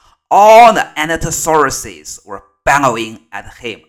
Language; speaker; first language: English; non-native, fluent; Chinese